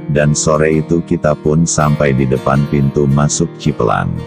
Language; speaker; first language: Malay; native; Malay